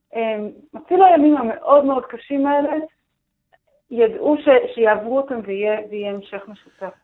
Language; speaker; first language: Hebrew; non-native, local second language; Arabic